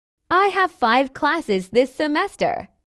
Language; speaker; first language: English; non-native, fluent; Burmese